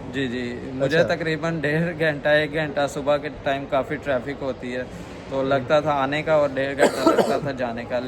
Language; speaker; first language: Urdu; non-native, local second language; Punjabi